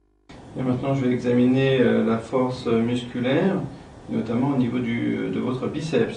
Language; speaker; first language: French; native; French